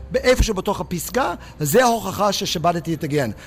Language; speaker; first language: Hebrew; non-native, fluent; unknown